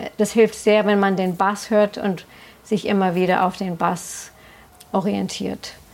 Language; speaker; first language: German; non-native, fluent; English